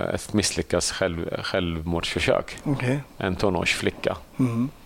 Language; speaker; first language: Swedish; early bilingual, other home language; Assyrian Neo-Aramaic